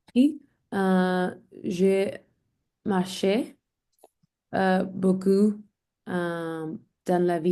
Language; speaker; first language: French; non-native, learner; English